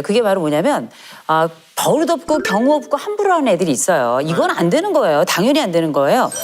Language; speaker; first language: Korean; native; Korean